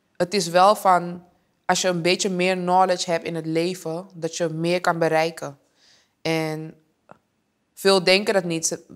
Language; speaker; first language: Dutch; early bilingual, other home language; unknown